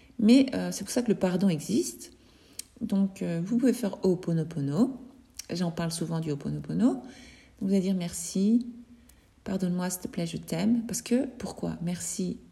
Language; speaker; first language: French; native; French